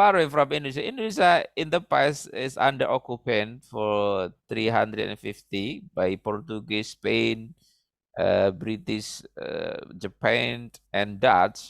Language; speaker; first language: English; non-native, learner; Indonesian